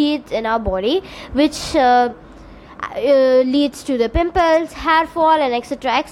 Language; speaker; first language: English; non-native, local second language; Tamil